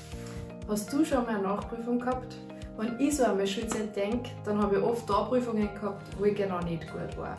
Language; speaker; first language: German; native; German